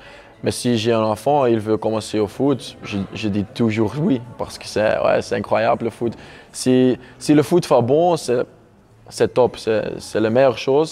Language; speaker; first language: French; non-native, local second language; Dutch